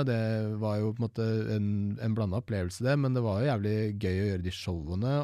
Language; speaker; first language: Norwegian; native; Norwegian